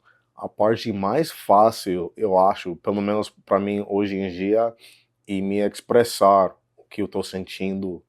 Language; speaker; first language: Portuguese; non-native, fluent; English